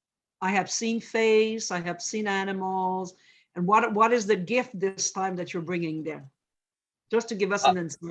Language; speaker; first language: English; non-native, fluent; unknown